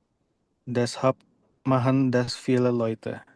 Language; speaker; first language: German; non-native, learner; Indonesian